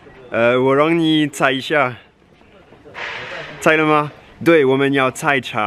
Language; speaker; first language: Chinese; non-native, fluent; French